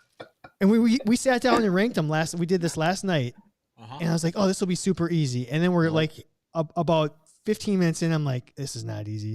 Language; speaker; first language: English; native; English